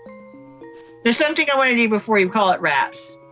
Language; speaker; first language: English; native; English